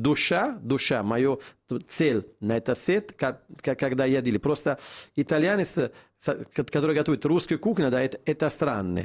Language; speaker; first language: Russian; non-native, fluent; Italian